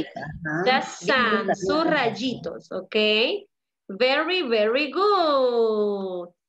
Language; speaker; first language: English; non-native, learner; Spanish